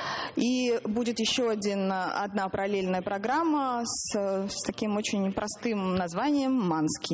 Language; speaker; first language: Russian; native; Russian